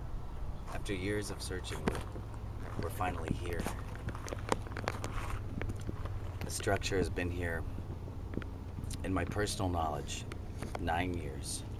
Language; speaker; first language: English; native; English